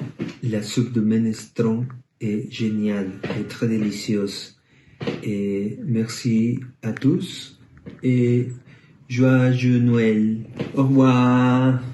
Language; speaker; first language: French; non-native, learner; Spanish